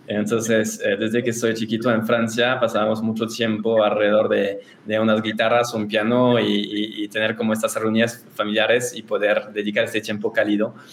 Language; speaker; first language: Spanish; non-native, fluent; French